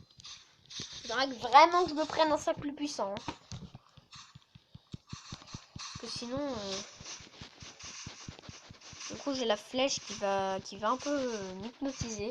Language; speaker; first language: French; native; French